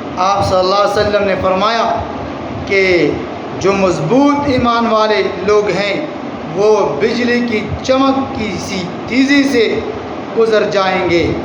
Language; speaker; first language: Urdu; non-native, local second language; Pashto